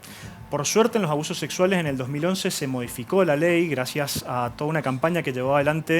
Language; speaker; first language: Spanish; native; Spanish